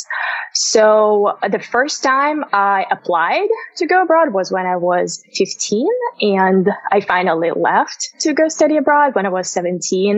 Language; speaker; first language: English; non-native, fluent; Russian